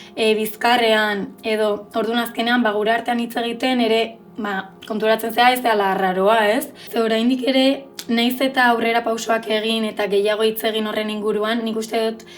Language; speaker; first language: Basque; native; Basque